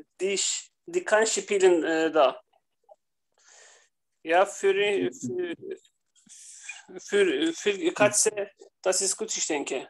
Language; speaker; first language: German; non-native, learner; Turkish